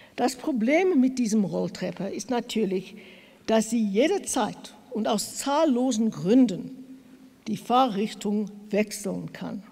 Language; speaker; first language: German; non-native, learner; English